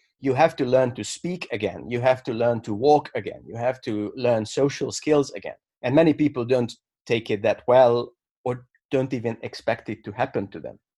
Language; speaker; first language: English; non-native, fluent; Hungarian